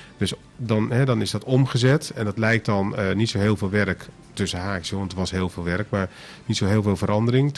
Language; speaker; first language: Dutch; non-native, local second language; Papiamento